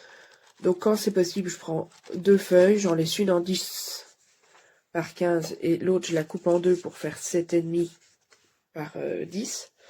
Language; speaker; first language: French; native; French